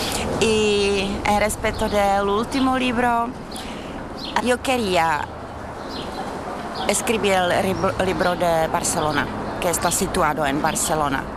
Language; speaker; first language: Spanish; non-native, fluent; Czech